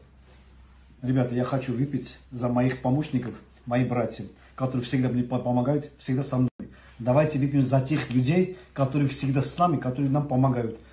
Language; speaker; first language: Russian; non-native, fluent; Armenian